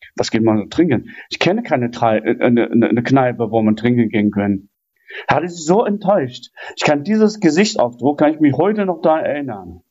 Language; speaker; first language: German; non-native, fluent; Chinese